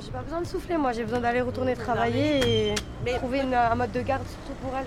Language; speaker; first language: French; native; French